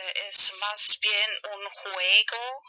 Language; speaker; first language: Spanish; non-native, fluent; German